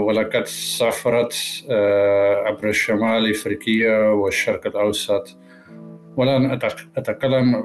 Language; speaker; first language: Arabic; non-native, learner; Dutch